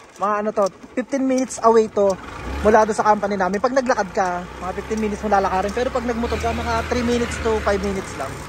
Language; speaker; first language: Filipino; native; Filipino